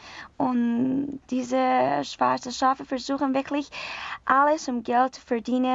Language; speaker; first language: German; non-native, learner; Persian